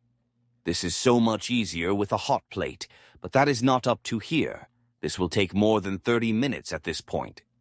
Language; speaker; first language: English; native; English